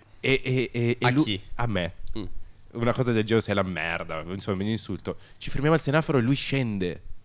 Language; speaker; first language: Italian; native; Italian